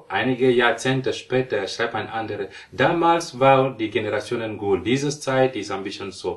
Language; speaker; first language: German; non-native, fluent; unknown